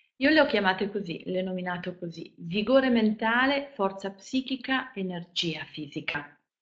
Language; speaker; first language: Italian; non-native, fluent; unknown